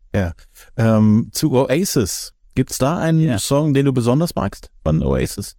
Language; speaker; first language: German; native; German